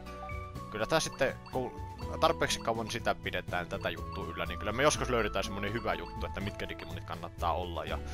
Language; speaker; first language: Finnish; native; Finnish